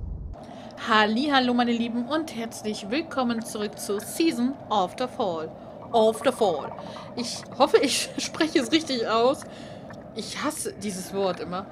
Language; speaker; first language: German; native; German